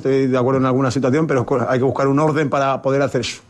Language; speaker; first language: Spanish; native; Spanish